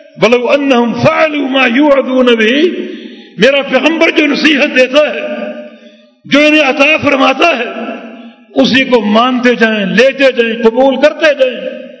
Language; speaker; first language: Urdu; native; Urdu